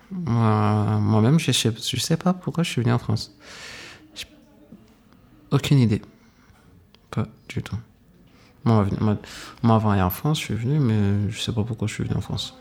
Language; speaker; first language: French; non-native, local second language; Haitian Creole